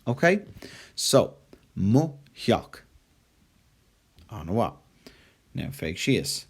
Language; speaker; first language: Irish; non-native, local second language; English